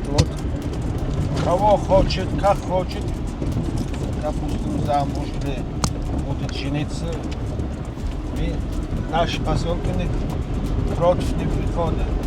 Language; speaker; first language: Russian; non-native, learner; Tajik